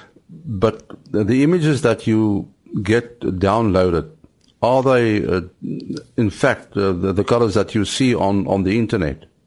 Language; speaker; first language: English; non-native, local second language; Afrikaans